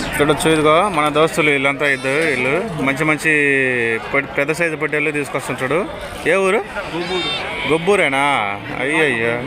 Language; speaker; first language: Telugu; native; Telugu